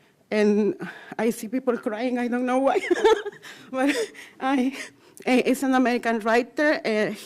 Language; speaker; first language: English; non-native, fluent; Spanish